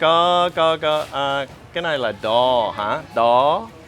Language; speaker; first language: Vietnamese; non-native, learner; English